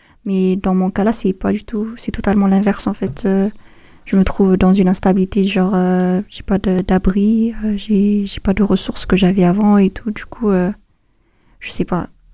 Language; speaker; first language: French; non-native, fluent; Amharic